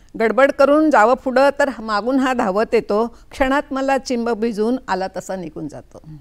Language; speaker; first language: Marathi; non-native, local second language; Kannada